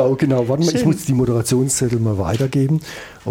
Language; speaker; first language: German; native; German